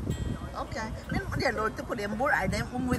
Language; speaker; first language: Norwegian; non-native, learner; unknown